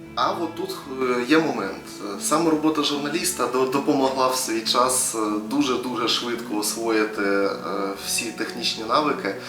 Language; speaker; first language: Ukrainian; native; Ukrainian